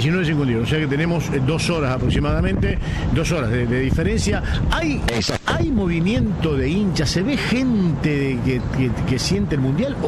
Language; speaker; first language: Spanish; native; Spanish